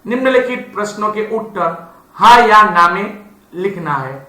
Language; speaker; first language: Hindi; non-native, local second language; Gujarati